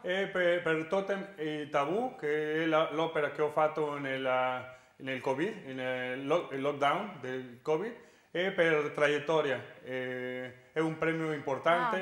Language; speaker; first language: Italian; non-native, learner; Spanish